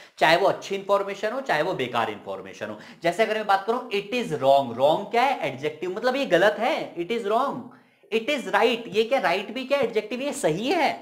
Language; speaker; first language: Hindi; native; Hindi